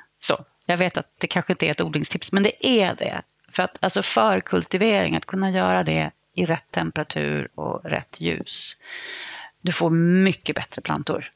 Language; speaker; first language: Swedish; native; Swedish